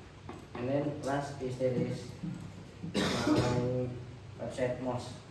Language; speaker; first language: English; non-native, learner; Indonesian